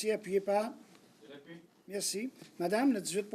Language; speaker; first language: French; native; French